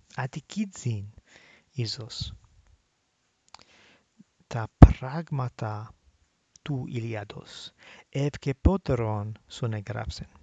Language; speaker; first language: Greek; non-native, learner; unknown